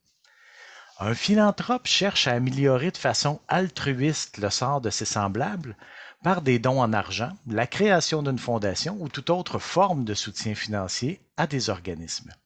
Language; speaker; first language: French; native; French